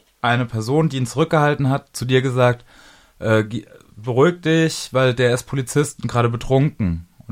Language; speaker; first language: German; native; German